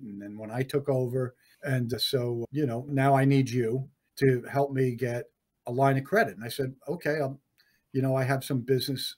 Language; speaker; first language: English; native; English